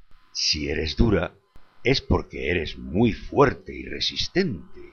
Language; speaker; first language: Spanish; native; Spanish